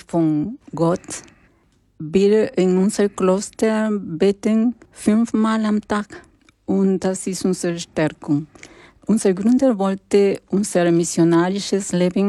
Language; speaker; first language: German; non-native, learner; Spanish